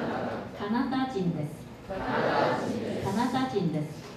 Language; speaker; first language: Japanese; non-native, fluent; Chinese